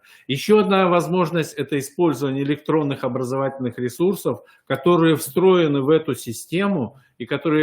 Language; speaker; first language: Russian; native; Russian